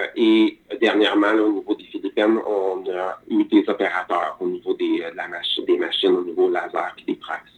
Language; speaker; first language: French; native; French